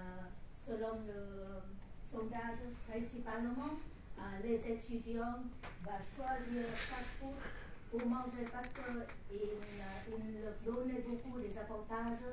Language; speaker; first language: French; non-native, learner; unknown